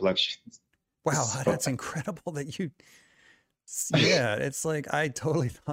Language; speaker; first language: English; native; English